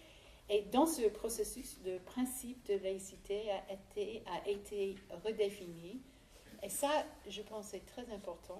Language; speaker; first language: French; non-native, fluent; English